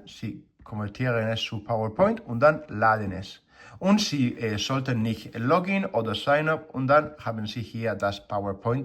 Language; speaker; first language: German; non-native, learner; Spanish